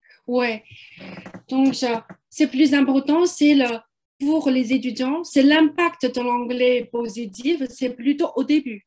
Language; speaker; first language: French; non-native, fluent; Chinese